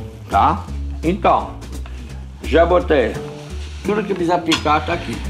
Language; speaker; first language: Portuguese; non-native, fluent; French